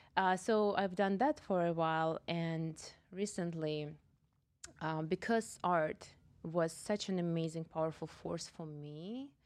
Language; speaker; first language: English; non-native, fluent; Russian